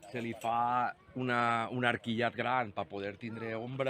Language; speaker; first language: Catalan; native; Catalan